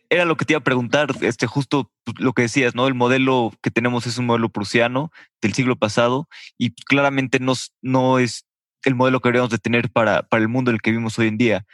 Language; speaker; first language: Spanish; native; Spanish